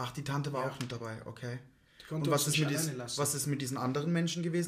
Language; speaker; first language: German; native; German